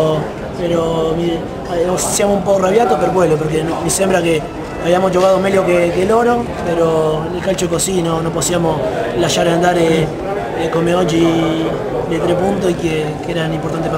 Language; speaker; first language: Italian; non-native, fluent; Spanish